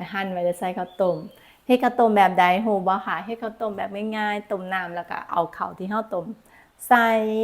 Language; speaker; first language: Thai; non-native, local second language; Northeastern Thai